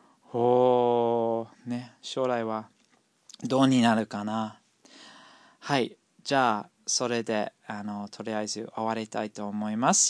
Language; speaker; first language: Japanese; non-native, fluent; English